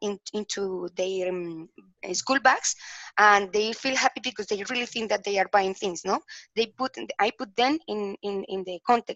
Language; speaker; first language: English; non-native, learner; Spanish